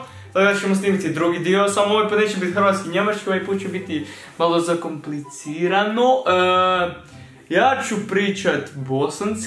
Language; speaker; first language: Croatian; early bilingual, heritage; Croatian